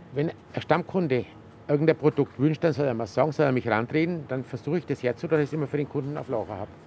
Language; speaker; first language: German; native; German